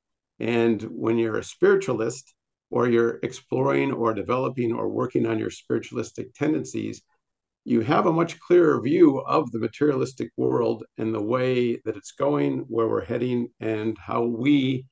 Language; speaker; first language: English; native; English